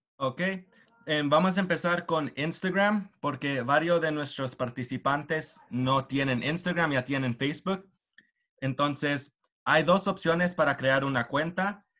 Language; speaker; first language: Spanish; early bilingual, heritage; Spanish